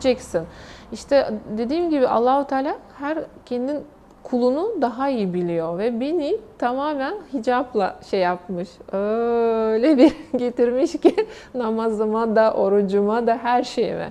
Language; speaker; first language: Turkish; non-native, fluent; Russian